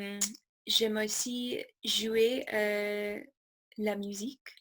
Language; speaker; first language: French; non-native, fluent; English